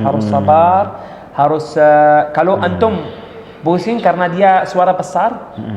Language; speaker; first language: Indonesian; non-native, learner; Arabic